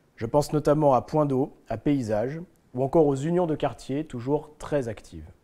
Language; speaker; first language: French; native; French